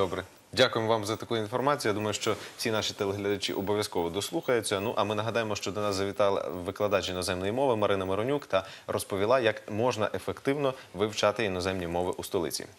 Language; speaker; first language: Ukrainian; native; Ukrainian